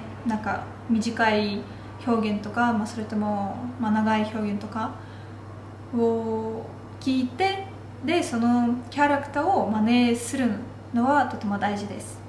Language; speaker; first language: Japanese; non-native, fluent; Russian